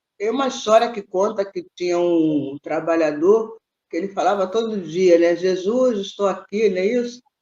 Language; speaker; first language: Portuguese; native; Portuguese